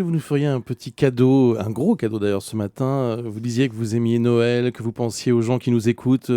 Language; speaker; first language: French; native; French